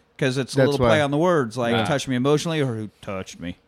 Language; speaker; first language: English; native; English